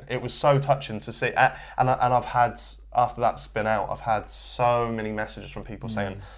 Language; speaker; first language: English; native; English